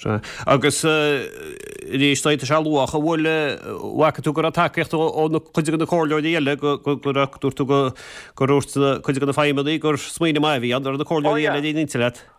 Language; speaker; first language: Irish; native; Irish